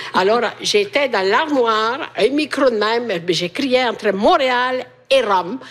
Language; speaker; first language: French; non-native, fluent; Italian